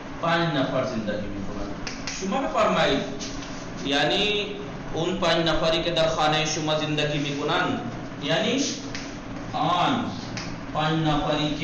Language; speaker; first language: Persian; non-native, fluent; Urdu